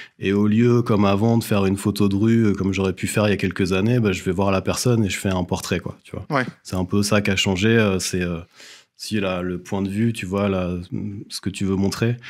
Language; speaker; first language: French; native; French